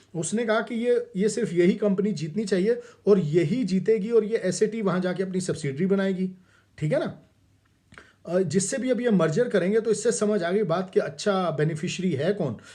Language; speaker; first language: Urdu; native; Urdu